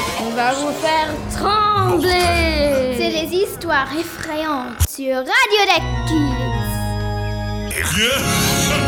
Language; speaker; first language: French; native; French